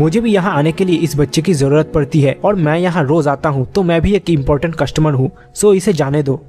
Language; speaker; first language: Hindi; native; Hindi